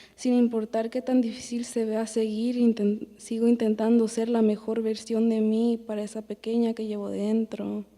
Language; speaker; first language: Spanish; early bilingual, other home language; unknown